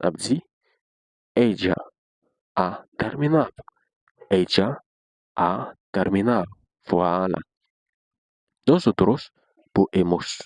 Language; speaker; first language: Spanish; non-native, learner; Haitian Creole